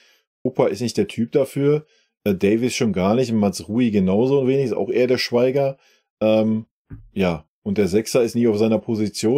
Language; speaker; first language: German; native; German